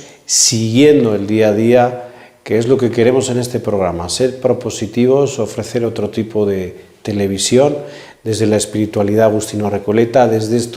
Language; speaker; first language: Spanish; native; Spanish